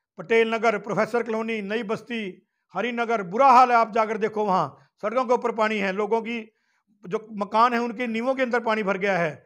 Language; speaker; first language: Hindi; native; Hindi